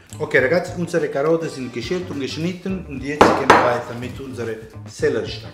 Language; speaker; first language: German; non-native, fluent; Italian